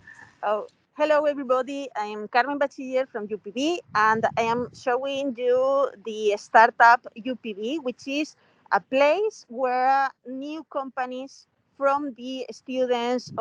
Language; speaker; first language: English; non-native, fluent; Spanish